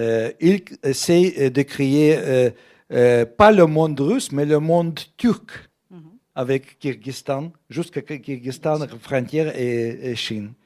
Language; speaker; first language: French; non-native, fluent; Russian